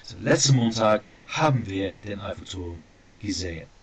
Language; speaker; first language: German; non-native, fluent; English